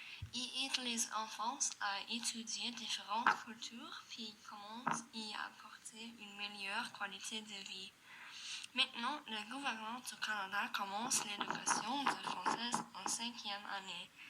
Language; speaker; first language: French; non-native, learner; English